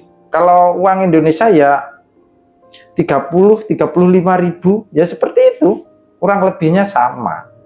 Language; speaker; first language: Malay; non-native, local second language; Javanese